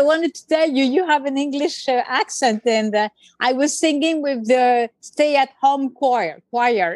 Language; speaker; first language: English; non-native, learner; French